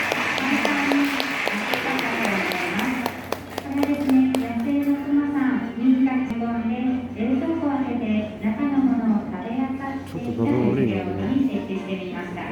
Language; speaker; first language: Japanese; native; Japanese